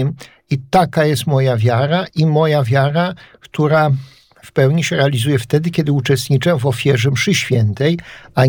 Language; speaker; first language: Polish; native; Polish